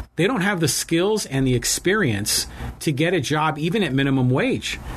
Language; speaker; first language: English; native; English